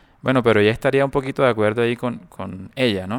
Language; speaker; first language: Spanish; native; Spanish